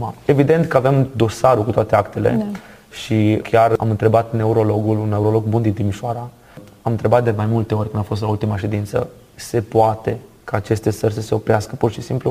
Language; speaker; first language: Romanian; native; Romanian